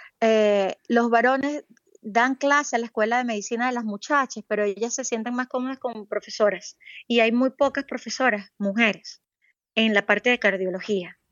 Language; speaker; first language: Spanish; native; Spanish